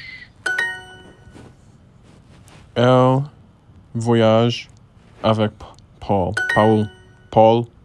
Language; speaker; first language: French; non-native, learner; English